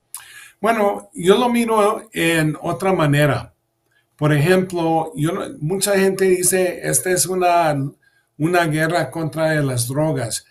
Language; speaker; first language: Spanish; early bilingual, heritage; English